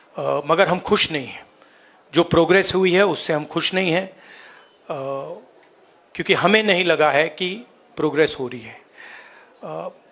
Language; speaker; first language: Hindi; native; Hindi